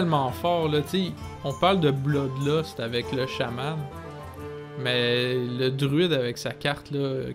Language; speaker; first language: French; native; French